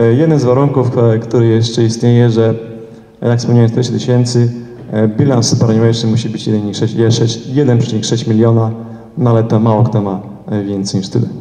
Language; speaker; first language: Polish; early bilingual, heritage; Polish